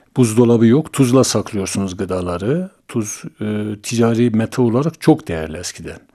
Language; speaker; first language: Turkish; native; Turkish